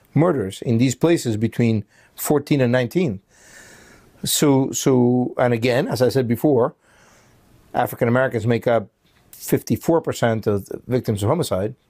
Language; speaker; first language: English; early bilingual, other home language; Spanish